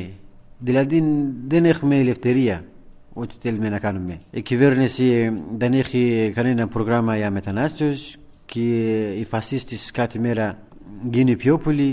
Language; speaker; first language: Greek; non-native, learner; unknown